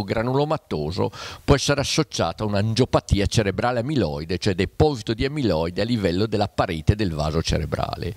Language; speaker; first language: Italian; native; Italian